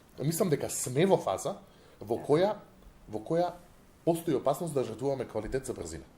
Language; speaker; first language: Macedonian; non-native, local second language; Albanian